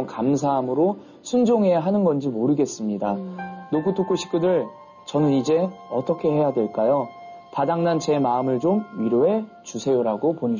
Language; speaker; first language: Korean; native; Korean